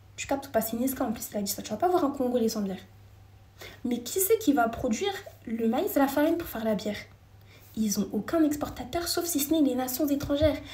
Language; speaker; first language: French; early bilingual, other home language; Wolof